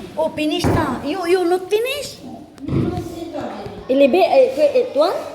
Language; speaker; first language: English; non-native, local second language; Filipino